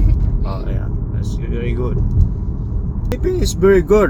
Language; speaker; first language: English; non-native, learner; Nepali